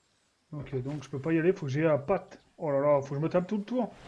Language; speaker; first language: French; native; French